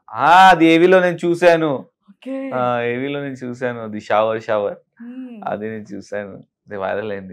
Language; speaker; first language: Telugu; non-native, local second language; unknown